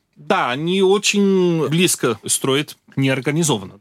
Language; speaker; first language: Russian; non-native, learner; Portuguese